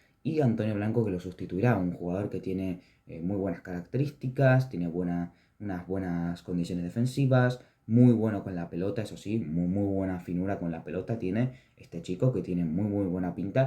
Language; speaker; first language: Spanish; native; Spanish